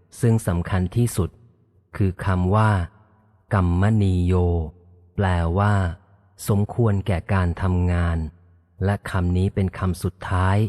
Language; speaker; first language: Thai; native; Thai